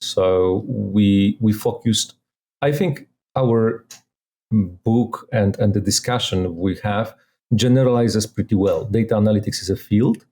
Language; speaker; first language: English; non-native, fluent; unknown